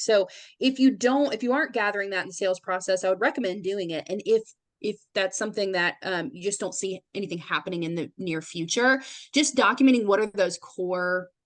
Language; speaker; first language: English; native; English